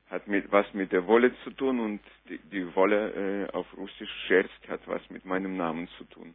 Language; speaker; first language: German; non-native, fluent; Russian